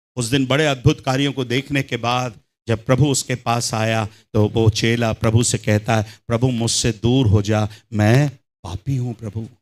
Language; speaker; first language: Hindi; non-native, local second language; Telugu